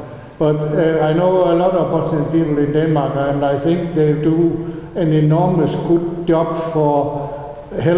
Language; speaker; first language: English; non-native, fluent; Danish